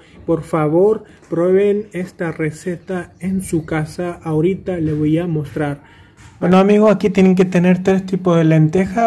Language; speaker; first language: Spanish; non-native, fluent; Hindi